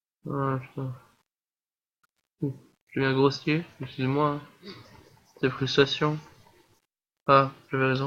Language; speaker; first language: French; native; French